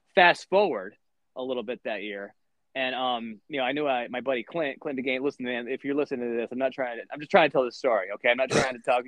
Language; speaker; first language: English; native; English